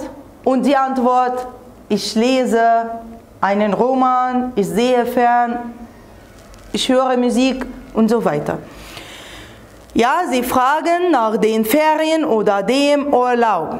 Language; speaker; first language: German; non-native, fluent; Arabic